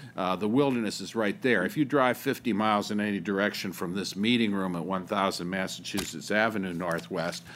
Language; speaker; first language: English; native; English